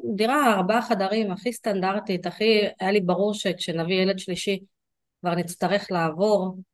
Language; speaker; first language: Hebrew; early bilingual, other home language; Russian